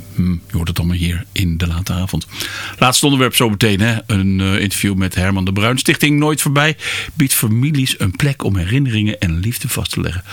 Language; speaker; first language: Dutch; native; Dutch